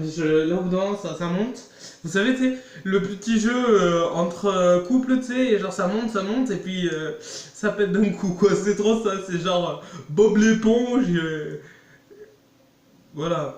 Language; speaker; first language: French; native; French